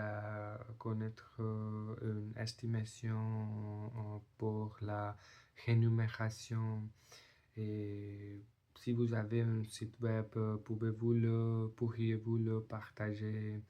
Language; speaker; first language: French; non-native, learner; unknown